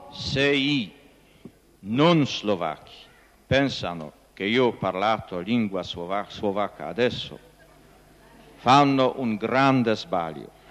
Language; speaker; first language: Italian; non-native, fluent; Polish